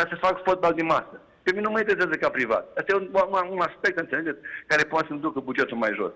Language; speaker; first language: Romanian; native; Romanian